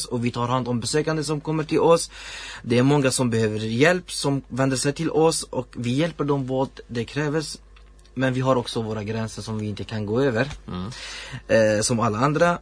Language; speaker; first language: Swedish; non-native, learner; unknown